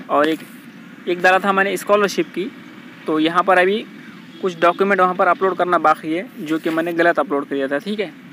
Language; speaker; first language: Hindi; non-native, local second language; Marathi